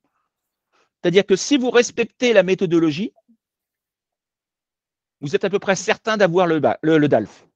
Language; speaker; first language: French; native; French